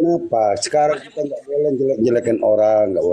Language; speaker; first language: Indonesian; native; Indonesian